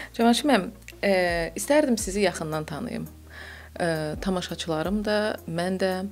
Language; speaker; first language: Azerbaijani; native; Azerbaijani